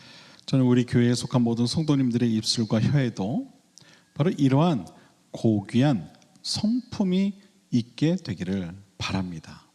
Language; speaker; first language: Korean; native; Korean